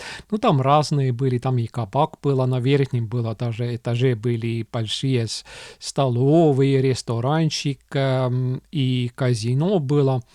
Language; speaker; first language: Russian; non-native, local second language; Estonian